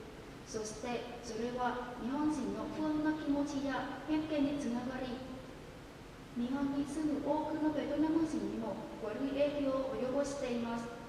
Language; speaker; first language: Japanese; non-native, fluent; Vietnamese